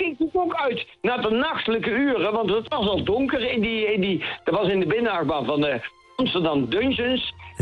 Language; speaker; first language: Dutch; native; Dutch